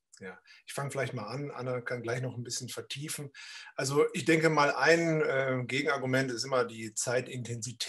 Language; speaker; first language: German; native; German